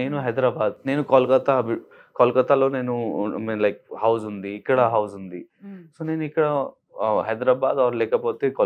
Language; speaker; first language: Telugu; non-native, learner; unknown